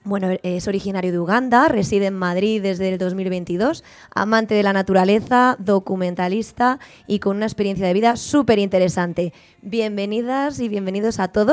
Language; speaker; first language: Spanish; native; Spanish